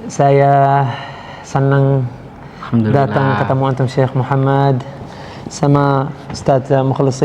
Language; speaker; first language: Indonesian; non-native, learner; Arabic